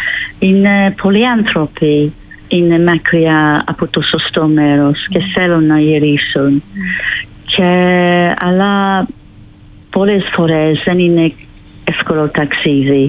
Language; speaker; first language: Greek; non-native, fluent; English